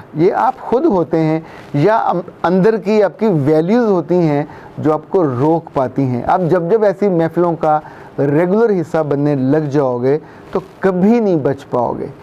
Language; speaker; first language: Urdu; non-native, local second language; Punjabi